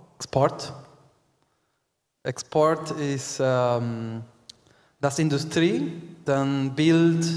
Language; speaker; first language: German; non-native, learner; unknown